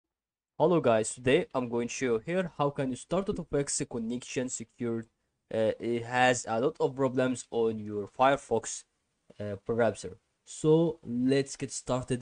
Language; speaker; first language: English; non-native, learner; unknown